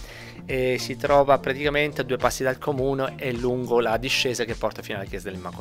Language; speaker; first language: Italian; native; Italian